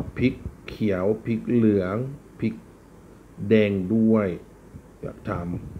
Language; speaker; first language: Thai; non-native, fluent; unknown